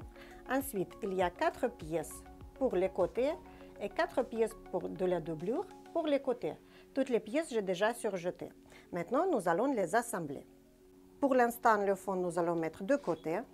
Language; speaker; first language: French; non-native, fluent; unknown